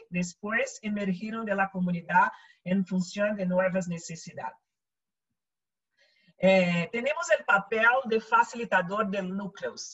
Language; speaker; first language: Spanish; non-native, local second language; Portuguese